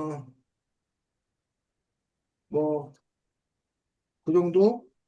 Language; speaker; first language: Korean; native; Korean